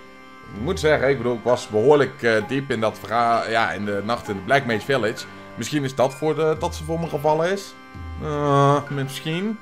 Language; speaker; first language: Dutch; native; Dutch